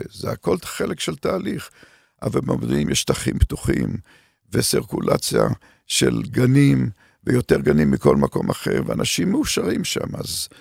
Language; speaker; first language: Hebrew; native; Hebrew